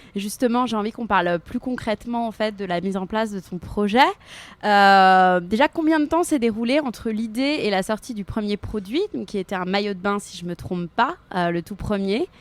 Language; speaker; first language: French; native; French